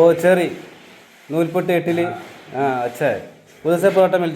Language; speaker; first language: Hindi; non-native, local second language; Malayalam